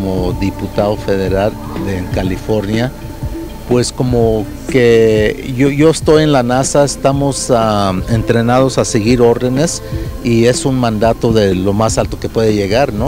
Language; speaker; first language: Spanish; early bilingual, heritage; Spanish